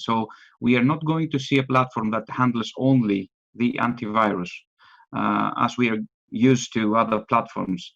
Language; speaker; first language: English; non-native, fluent; Greek